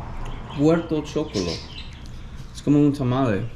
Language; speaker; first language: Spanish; early bilingual, heritage; English